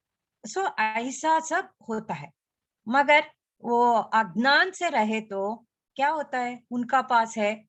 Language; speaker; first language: Hindi; non-native, local second language; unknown